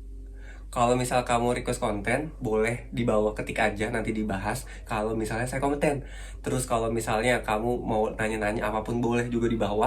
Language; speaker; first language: Indonesian; native; Indonesian